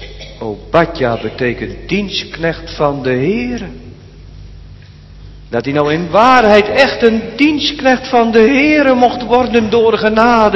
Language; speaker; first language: Dutch; native; Dutch